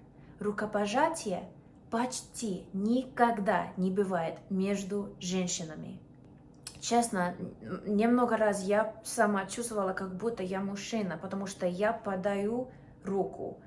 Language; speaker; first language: Russian; non-native, fluent; English